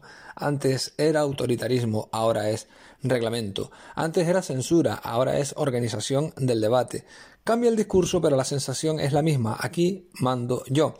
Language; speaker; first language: Spanish; native; Spanish